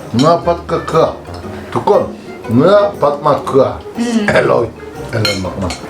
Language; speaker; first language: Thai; non-native, learner; Turkish